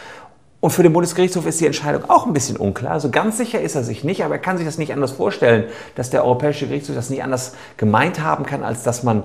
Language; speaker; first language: German; native; German